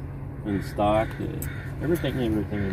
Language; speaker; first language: English; non-native, learner; French